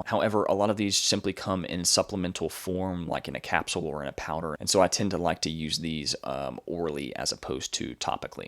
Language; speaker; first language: English; native; English